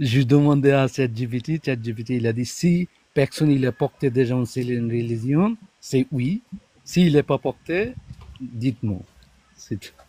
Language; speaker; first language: French; non-native, learner; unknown